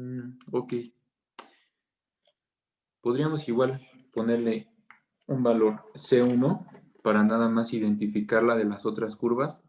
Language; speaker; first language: Spanish; native; Spanish